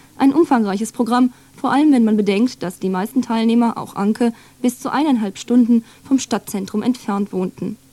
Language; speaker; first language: German; native; German